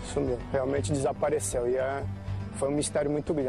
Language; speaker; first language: Portuguese; native; Portuguese